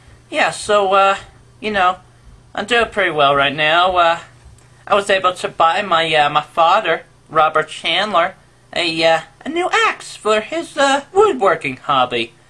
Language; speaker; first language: English; native; English